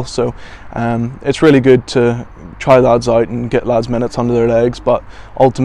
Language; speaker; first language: English; native; English